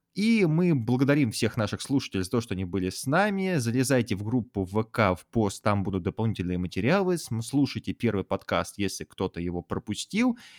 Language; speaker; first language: Russian; native; Russian